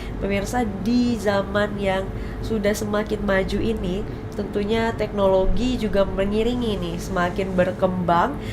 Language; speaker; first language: Indonesian; native; Indonesian